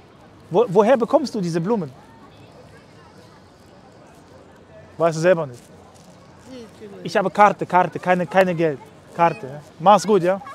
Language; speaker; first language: German; native; German